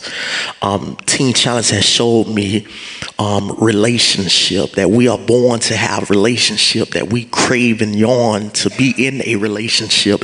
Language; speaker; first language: English; native; English